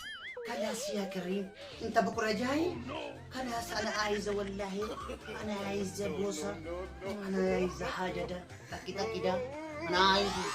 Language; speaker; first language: Arabic; non-native, learner; Oromo